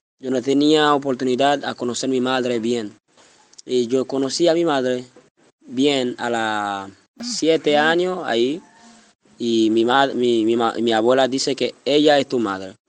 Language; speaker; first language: Spanish; non-native, learner; Haitian Creole